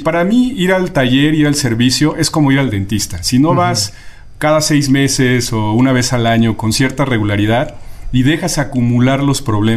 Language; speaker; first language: Spanish; native; Spanish